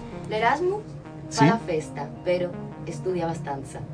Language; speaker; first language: Italian; non-native, learner; Spanish